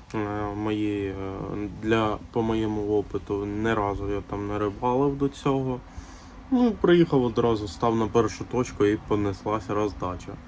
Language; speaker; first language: Ukrainian; non-native, local second language; Russian